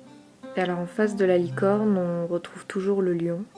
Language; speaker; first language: French; native; French